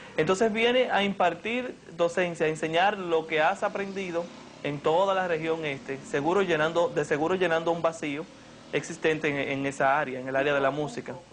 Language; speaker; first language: Spanish; native; Spanish